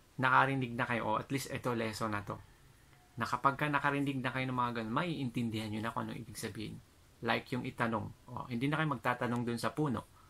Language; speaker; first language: Filipino; non-native, local second language; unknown